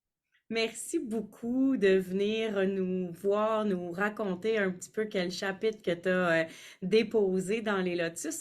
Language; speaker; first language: French; native; French